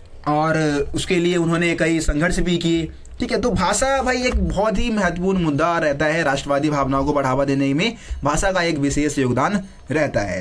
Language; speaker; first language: Hindi; native; Hindi